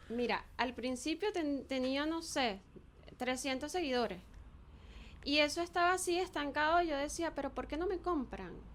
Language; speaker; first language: Spanish; native; Spanish